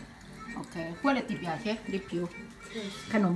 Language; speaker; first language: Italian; non-native, learner; Thai